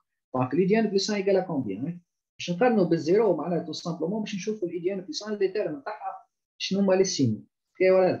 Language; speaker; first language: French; non-native, local second language; Arabic